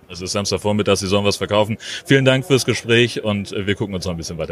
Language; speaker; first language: German; native; German